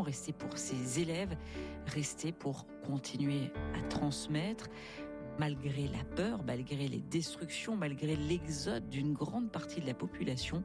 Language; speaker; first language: French; native; French